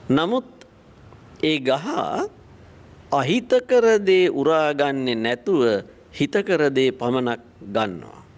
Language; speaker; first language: Sinhala; native; Sinhala